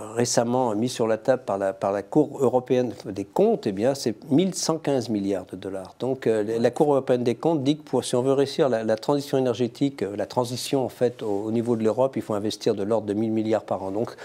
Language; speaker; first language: French; native; French